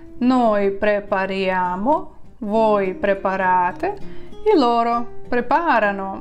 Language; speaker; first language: Italian; non-native, fluent; Ukrainian